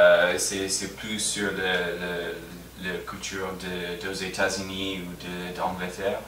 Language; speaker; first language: French; non-native, fluent; English